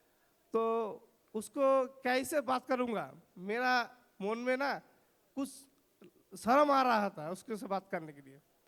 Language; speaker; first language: Hindi; non-native, local second language; Bangla